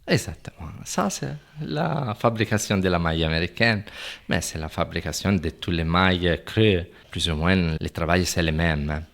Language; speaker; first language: French; non-native, fluent; Italian